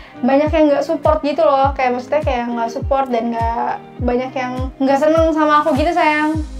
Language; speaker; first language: Indonesian; native; Indonesian